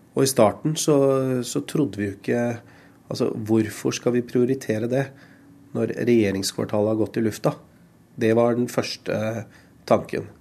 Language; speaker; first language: Norwegian; early bilingual, other home language; Urdu